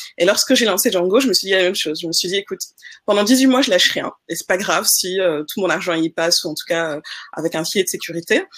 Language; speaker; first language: French; non-native, local second language; Wolof